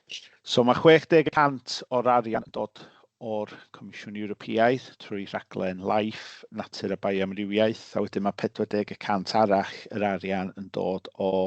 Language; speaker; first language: Welsh; native; Welsh